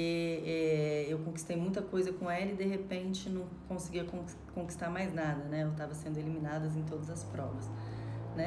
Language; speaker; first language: Portuguese; native; Portuguese